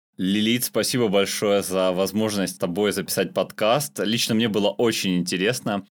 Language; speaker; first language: Russian; non-native, local second language; Armenian